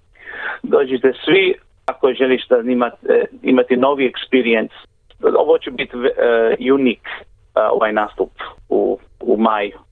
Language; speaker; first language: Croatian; early bilingual, heritage; English